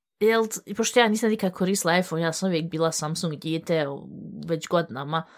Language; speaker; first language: Bosnian; early bilingual, heritage; Bosnian